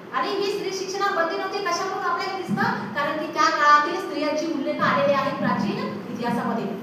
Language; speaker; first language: Marathi; non-native, local second language; Urdu